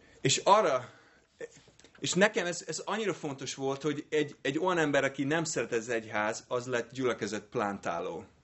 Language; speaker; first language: Hungarian; non-native, fluent; English